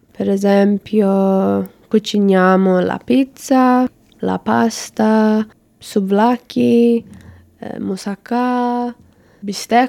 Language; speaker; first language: Italian; non-native, learner; English